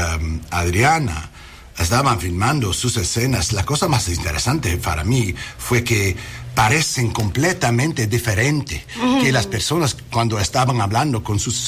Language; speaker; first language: Spanish; early bilingual, heritage; English